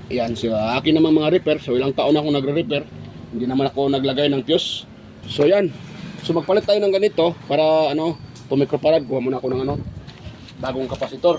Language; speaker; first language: Filipino; non-native, local second language; Cebuano